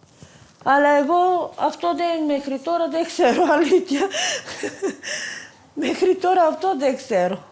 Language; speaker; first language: Greek; non-native, learner; Bulgarian